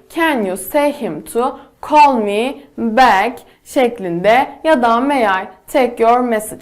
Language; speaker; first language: English; non-native, fluent; Turkish